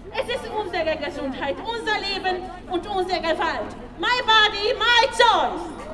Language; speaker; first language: German; non-native, fluent; Polish